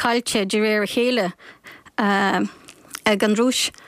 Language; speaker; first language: Irish; non-native, fluent; Ukrainian